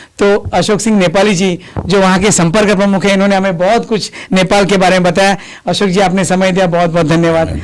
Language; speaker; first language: Hindi; native; Hindi